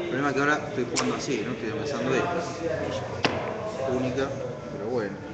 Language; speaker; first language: Spanish; native; Spanish